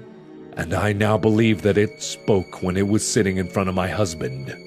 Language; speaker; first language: English; native; English